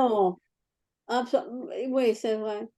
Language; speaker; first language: French; non-native, learner; English